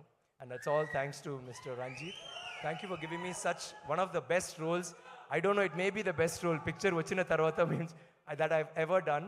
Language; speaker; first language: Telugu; non-native, learner; Tamil